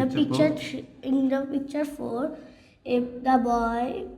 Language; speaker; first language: English; non-native, learner; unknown